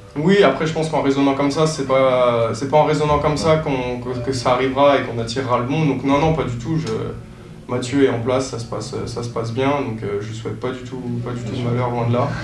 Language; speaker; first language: French; native; French